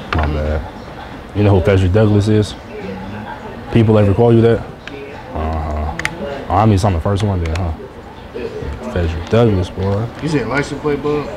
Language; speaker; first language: English; native; English